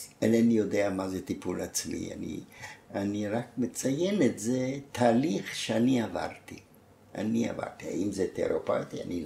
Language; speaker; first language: Hebrew; non-native, fluent; German